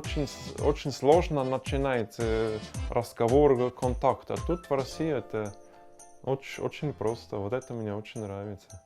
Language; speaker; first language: Russian; non-native, learner; German